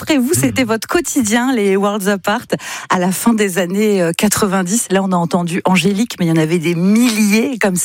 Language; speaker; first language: French; native; French